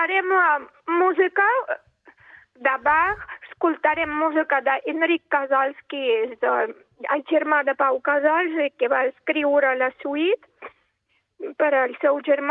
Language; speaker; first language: Catalan; non-native, fluent; Russian